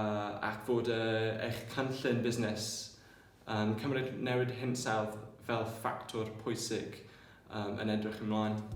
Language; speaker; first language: Welsh; non-native, local second language; English